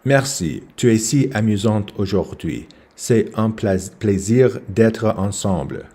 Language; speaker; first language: French; non-native, learner; English